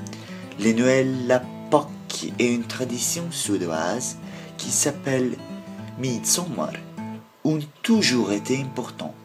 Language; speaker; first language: French; non-native, learner; Swedish